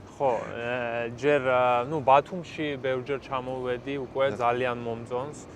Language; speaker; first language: Georgian; early bilingual, heritage; Georgian